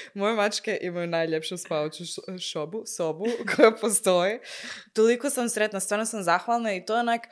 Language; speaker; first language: Croatian; early bilingual, heritage; Croatian